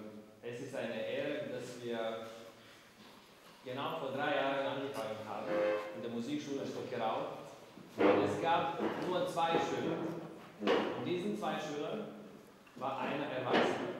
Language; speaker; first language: German; non-native, fluent; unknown